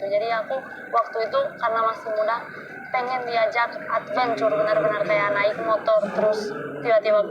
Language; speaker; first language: Indonesian; non-native, fluent; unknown